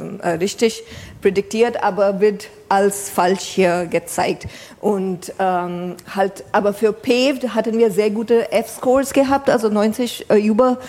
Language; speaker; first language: German; non-native, fluent; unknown